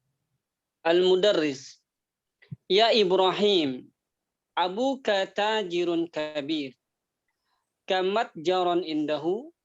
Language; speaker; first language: Arabic; non-native, fluent; Indonesian